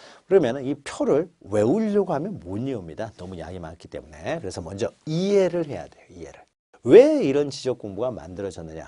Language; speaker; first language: Korean; native; Korean